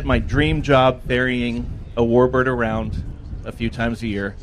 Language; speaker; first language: English; native; English